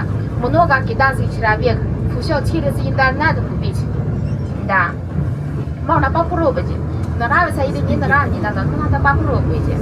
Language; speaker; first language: Russian; non-native, learner; Chinese